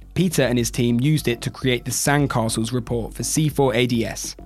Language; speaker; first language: English; native; English